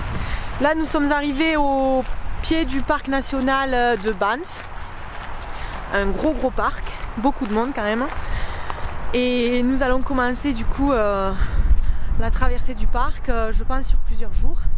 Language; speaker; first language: French; native; French